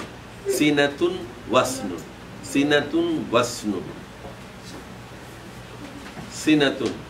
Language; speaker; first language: Arabic; non-native, fluent; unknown